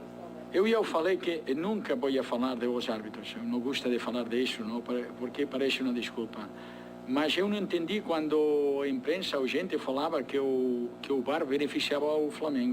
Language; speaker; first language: Portuguese; non-native, fluent; Spanish